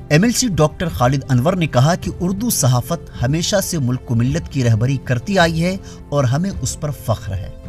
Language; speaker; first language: Urdu; native; Urdu